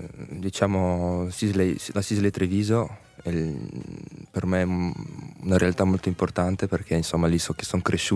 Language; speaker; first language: Italian; early bilingual, other home language; Russian